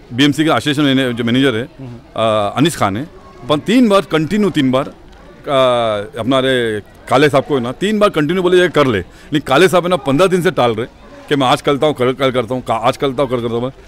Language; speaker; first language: Hindi; non-native, local second language; Urdu